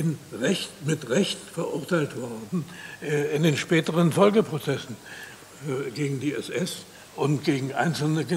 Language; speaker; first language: German; native; German